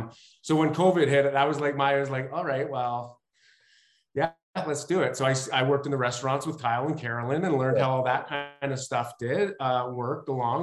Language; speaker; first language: English; native; English